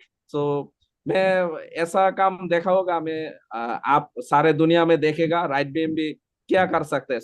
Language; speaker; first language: Hindi; non-native, learner; Bangla